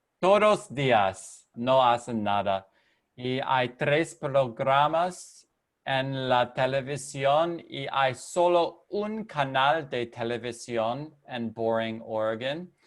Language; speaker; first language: Spanish; non-native, learner; English